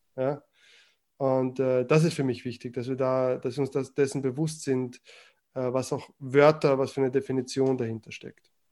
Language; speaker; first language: German; early bilingual, other home language; Croatian